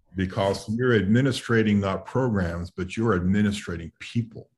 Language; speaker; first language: English; native; English